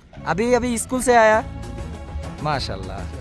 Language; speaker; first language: Hindi; non-native, learner; Bangla